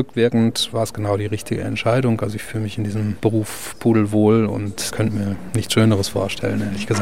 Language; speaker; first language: German; native; German